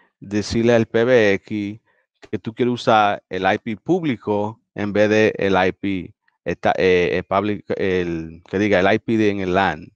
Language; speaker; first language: Spanish; early bilingual, heritage; Spanish